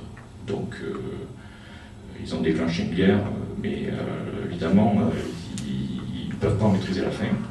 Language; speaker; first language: French; native; French